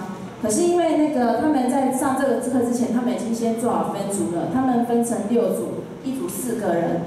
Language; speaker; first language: Chinese; native; Chinese